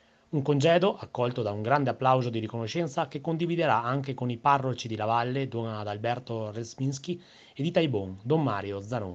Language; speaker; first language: Italian; native; Italian